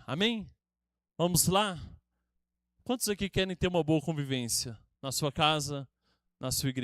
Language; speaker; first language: Portuguese; native; Portuguese